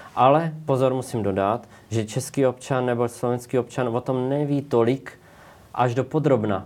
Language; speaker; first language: Czech; native; Czech